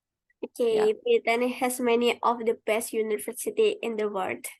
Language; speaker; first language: English; non-native, learner; Indonesian